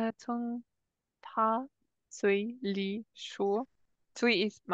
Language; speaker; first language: Chinese; non-native, learner; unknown